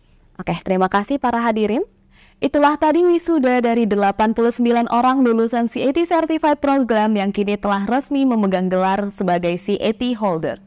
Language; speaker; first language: Indonesian; native; Indonesian